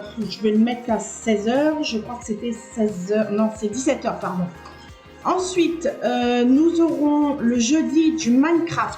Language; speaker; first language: French; native; French